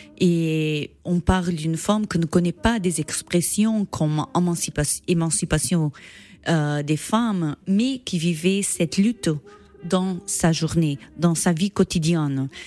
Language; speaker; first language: French; non-native, learner; Portuguese